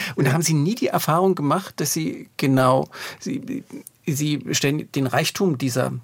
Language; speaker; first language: German; native; German